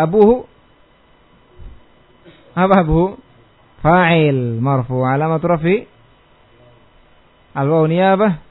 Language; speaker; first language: Arabic; non-native, fluent; Indonesian